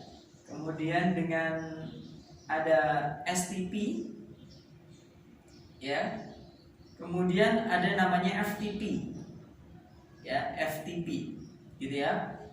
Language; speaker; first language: Indonesian; native; Indonesian